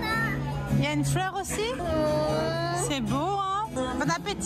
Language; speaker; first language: French; native; French